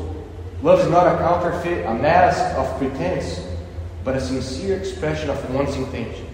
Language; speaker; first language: English; non-native, fluent; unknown